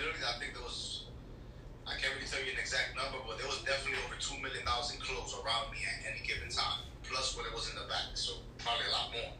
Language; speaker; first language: English; native; English